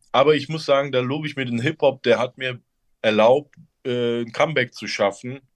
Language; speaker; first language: German; early bilingual, other home language; Turkish